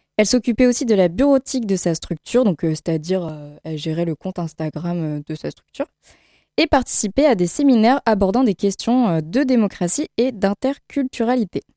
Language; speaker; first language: French; native; French